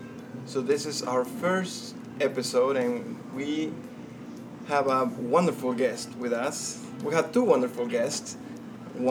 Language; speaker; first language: English; non-native, fluent; Spanish